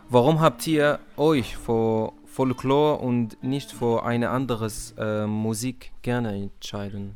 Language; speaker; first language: German; non-native, learner; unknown